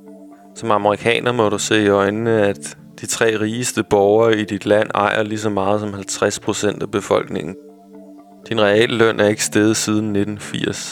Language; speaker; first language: Danish; native; Danish